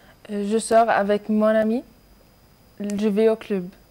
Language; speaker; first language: French; non-native, learner; Arabic